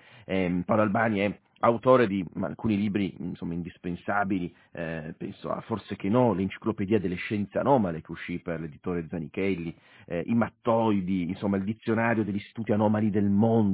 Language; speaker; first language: Italian; native; Italian